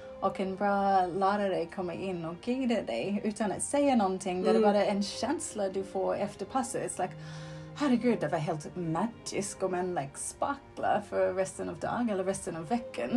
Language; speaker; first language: Swedish; non-native, fluent; English